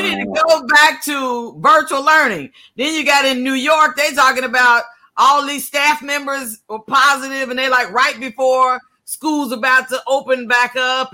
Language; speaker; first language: English; native; English